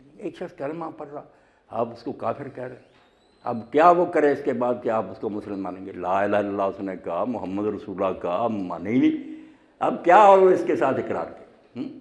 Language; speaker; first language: Urdu; non-native, local second language; Punjabi